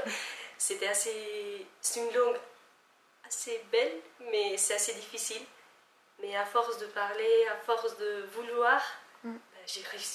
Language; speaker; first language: French; non-native, fluent; Albanian